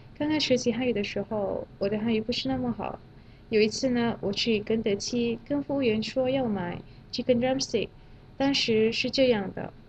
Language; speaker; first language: Chinese; non-native, fluent; Malay